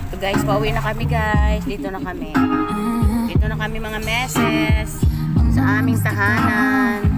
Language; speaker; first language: Filipino; non-native, local second language; Bikol